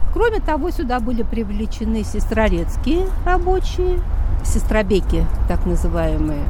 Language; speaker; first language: Russian; native; Russian